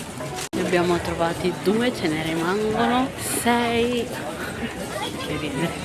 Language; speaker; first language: Italian; early bilingual, other home language; Filipino